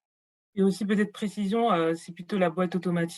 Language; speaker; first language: French; native; French